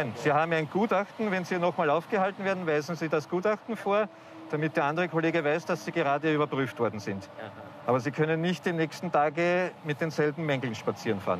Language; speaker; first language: German; native; German